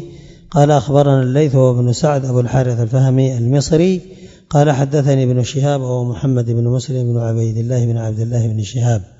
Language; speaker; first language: Arabic; native; Arabic